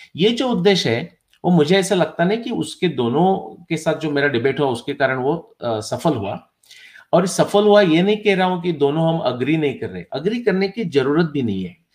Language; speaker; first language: Hindi; non-native, local second language; Marathi